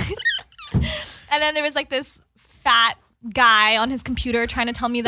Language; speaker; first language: English; non-native, local second language; Filipino